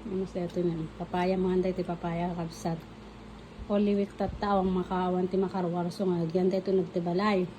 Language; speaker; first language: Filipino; non-native, local second language; Iloko